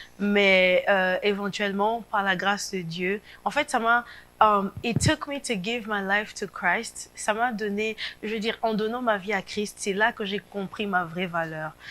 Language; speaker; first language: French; non-native, local second language; Lingala